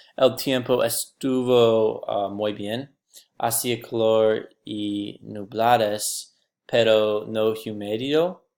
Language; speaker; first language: Spanish; non-native, learner; English